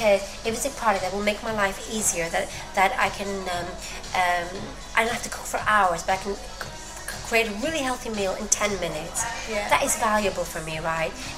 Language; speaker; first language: English; non-native, fluent; Greek